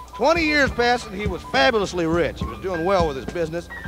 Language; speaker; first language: English; native; English